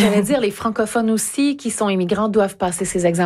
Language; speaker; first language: French; native; French